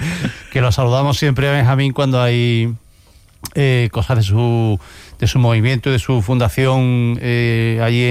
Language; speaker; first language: Spanish; native; Spanish